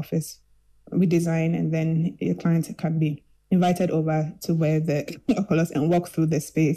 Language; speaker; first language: English; non-native, local second language; Akan